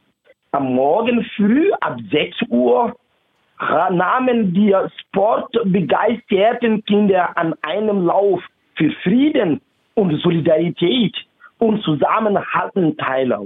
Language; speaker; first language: German; non-native, fluent; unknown